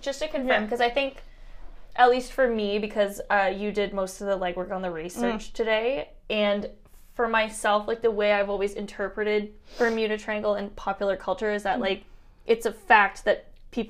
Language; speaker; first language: English; native; English